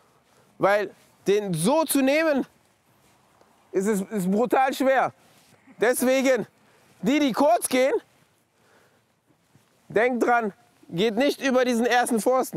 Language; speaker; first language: German; native; German